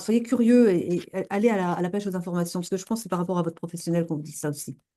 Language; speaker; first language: French; native; French